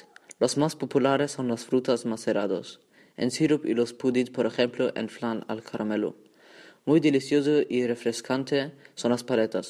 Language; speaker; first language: Spanish; non-native, learner; German